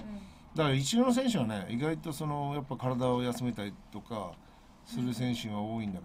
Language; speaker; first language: Japanese; native; Japanese